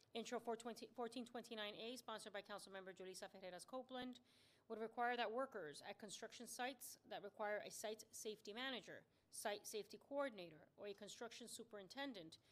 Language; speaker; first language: English; early bilingual, other home language; Spanish